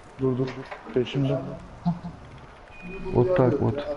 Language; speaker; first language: Russian; non-native, learner; Turkish